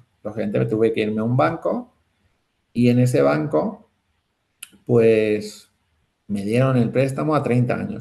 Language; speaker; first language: Spanish; native; Spanish